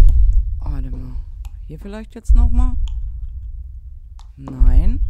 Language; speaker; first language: German; native; German